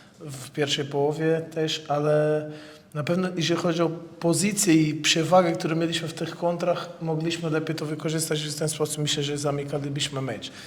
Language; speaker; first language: Polish; non-native, fluent; Portuguese